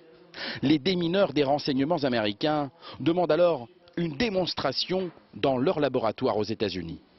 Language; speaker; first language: French; native; French